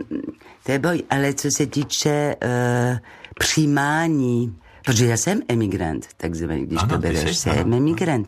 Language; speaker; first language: Czech; non-native, learner; French